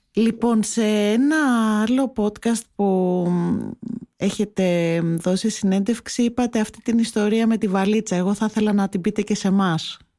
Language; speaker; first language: Greek; native; Greek